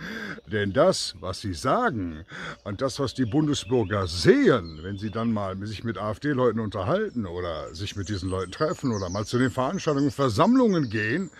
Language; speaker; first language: German; native; German